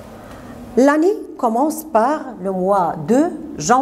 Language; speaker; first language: French; non-native, fluent; Arabic